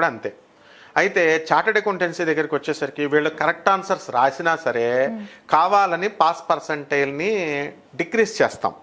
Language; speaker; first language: Telugu; native; Telugu